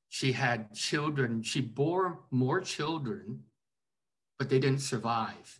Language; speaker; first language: English; native; English